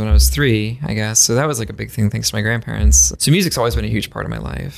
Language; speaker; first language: English; native; English